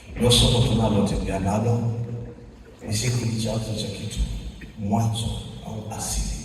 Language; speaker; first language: Swahili; non-native, local second language; Masai